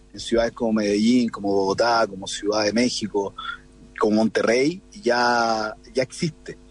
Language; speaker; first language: Spanish; native; Spanish